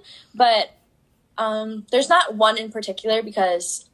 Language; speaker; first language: English; native; English